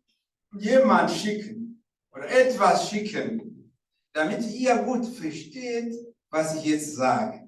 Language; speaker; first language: German; non-native, fluent; Rundi